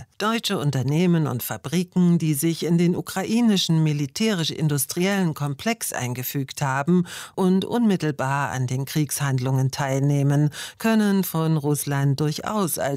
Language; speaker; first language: German; native; German